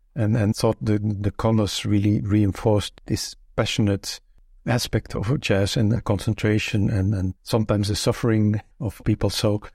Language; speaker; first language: English; non-native, fluent; Dutch